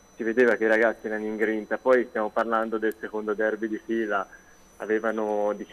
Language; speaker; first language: Italian; native; Italian